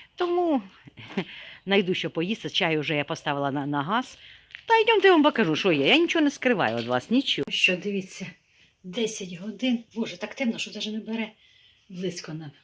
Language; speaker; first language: Ukrainian; non-native, local second language; Russian